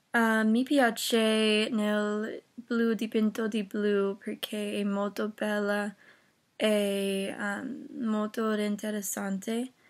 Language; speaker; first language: Italian; non-native, learner; English